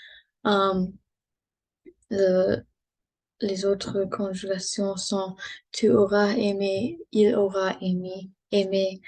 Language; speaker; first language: French; non-native, learner; English